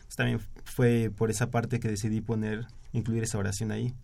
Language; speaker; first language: Spanish; native; Spanish